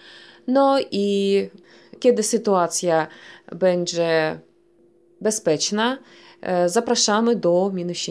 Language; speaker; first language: Polish; early bilingual, heritage; Polish